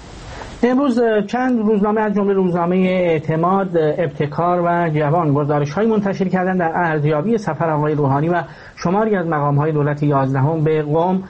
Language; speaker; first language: Persian; native; Persian